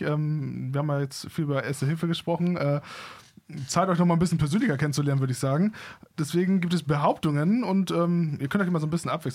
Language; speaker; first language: German; native; German